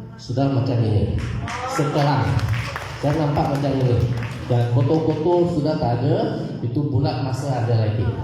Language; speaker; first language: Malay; non-native, local second language; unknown